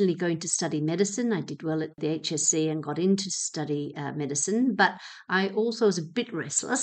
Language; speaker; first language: English; native; English